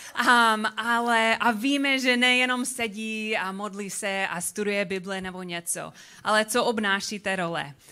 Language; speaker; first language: Czech; non-native, learner; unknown